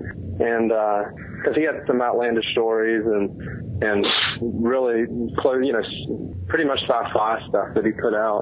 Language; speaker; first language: English; native; English